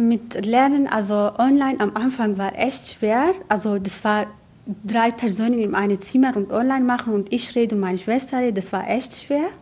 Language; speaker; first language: German; non-native, learner; Arabic